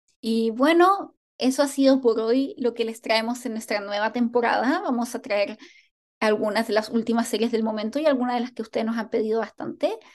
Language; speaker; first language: Spanish; native; Spanish